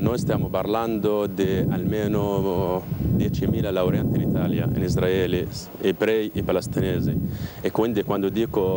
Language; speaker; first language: Italian; non-native, fluent; Arabic